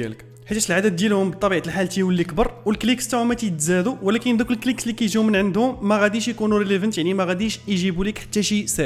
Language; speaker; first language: Arabic; native; Arabic